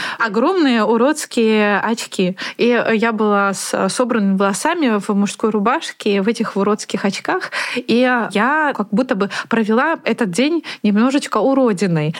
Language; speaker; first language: Russian; native; Russian